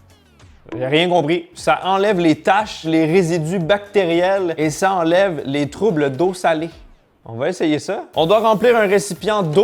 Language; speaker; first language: French; native; French